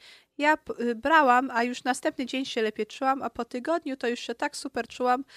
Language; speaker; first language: Polish; early bilingual, heritage; Polish